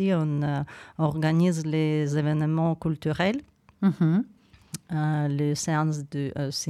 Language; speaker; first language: French; non-native, fluent; Ukrainian